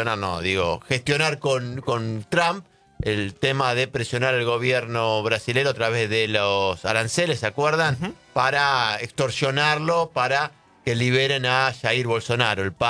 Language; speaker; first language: Spanish; native; Spanish